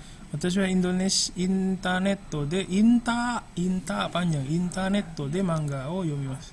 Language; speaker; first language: Japanese; non-native, fluent; Indonesian